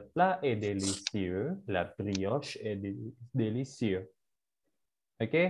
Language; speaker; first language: French; non-native, fluent; Indonesian